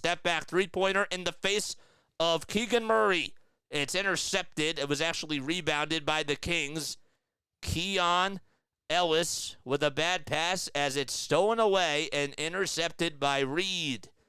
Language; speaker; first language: English; native; English